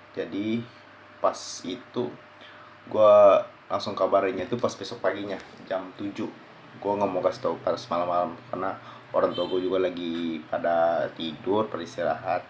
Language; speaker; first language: Indonesian; early bilingual, heritage; Indonesian